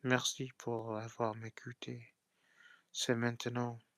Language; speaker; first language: French; non-native, learner; English